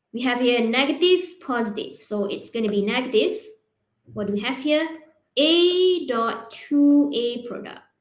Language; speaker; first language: English; non-native, local second language; Malay